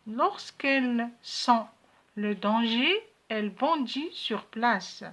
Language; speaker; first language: French; non-native, local second language; Arabic